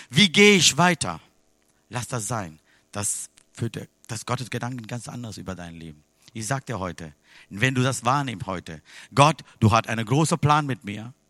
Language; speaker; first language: German; non-native, fluent; Tamil